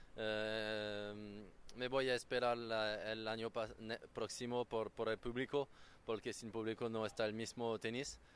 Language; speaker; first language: Spanish; non-native, learner; French